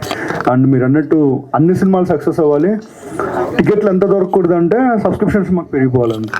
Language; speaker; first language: Telugu; native; Telugu